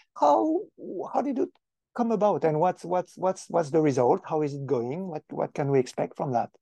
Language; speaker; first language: English; non-native, fluent; French